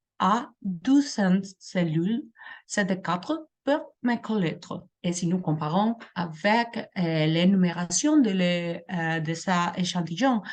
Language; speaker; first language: French; non-native, learner; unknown